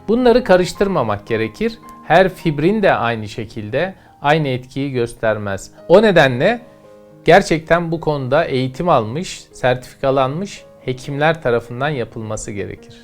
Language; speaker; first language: Turkish; native; Turkish